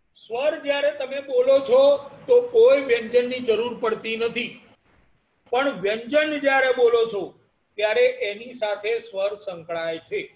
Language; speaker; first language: Gujarati; native; Gujarati